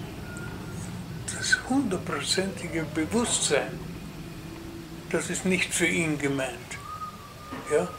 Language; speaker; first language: German; native; German